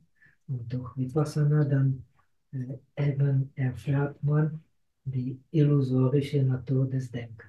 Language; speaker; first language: German; non-native, fluent; Czech